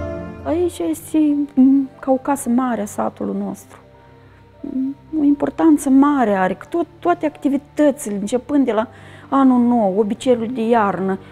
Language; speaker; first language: Romanian; native; Romanian